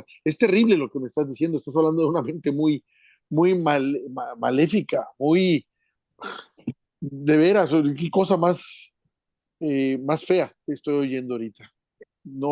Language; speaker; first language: Spanish; native; Spanish